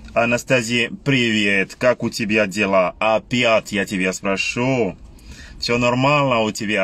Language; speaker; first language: Russian; non-native, learner; Lingala